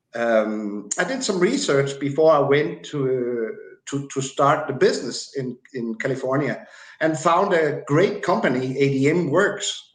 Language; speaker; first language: English; non-native, fluent; Danish